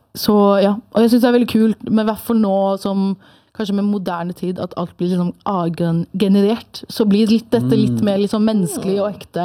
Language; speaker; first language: Norwegian; early bilingual, other home language; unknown